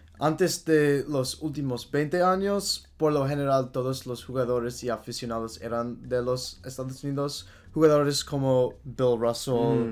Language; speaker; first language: Spanish; non-native, learner; English